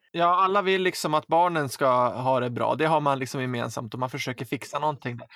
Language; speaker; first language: Swedish; native; Swedish